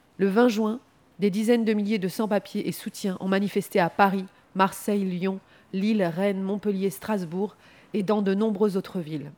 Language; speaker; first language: French; native; French